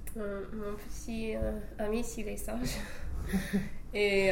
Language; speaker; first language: French; non-native, fluent; English